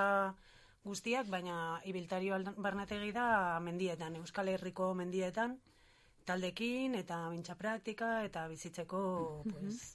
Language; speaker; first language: Basque; non-native, learner; Spanish